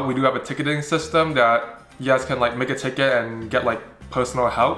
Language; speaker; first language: English; native; English